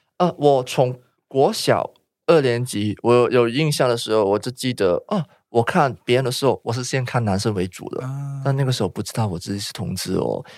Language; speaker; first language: Chinese; non-native, local second language; Cantonese